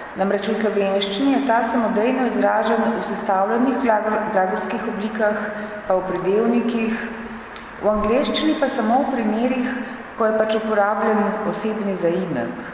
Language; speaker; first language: Slovenian; native; Slovenian